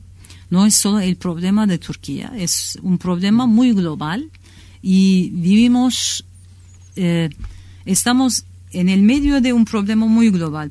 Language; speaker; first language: Spanish; non-native, learner; Kurdish